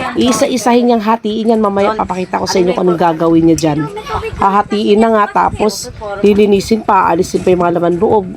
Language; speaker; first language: Filipino; non-native, local second language; Cebuano